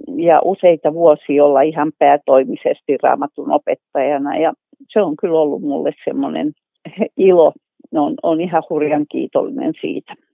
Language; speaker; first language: Finnish; native; Finnish